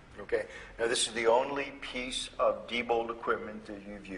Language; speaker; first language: English; native; English